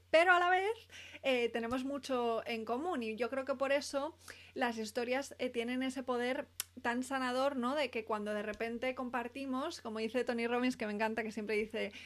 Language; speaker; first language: Spanish; native; Spanish